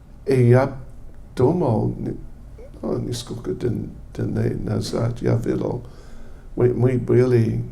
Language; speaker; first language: Russian; non-native, learner; English